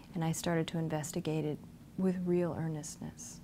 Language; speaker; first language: English; native; English